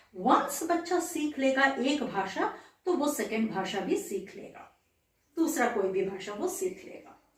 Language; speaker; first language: Hindi; non-native, local second language; Bangla